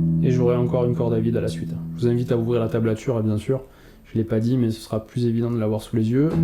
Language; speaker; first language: French; native; French